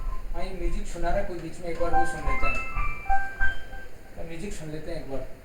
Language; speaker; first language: Hindi; native; Hindi